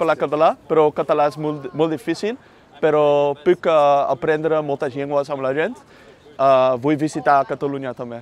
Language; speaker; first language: Catalan; non-native, learner; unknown